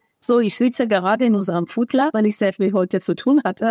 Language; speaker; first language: German; non-native, fluent; Persian